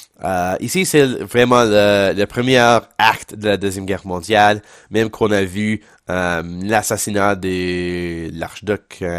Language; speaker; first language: French; non-native, local second language; English